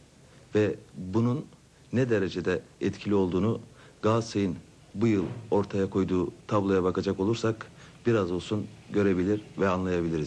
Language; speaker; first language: Turkish; native; Turkish